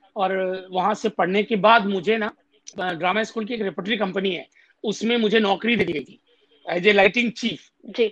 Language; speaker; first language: Hindi; native; Hindi